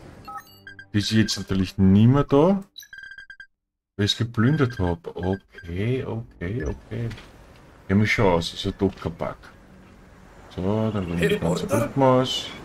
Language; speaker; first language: German; native; German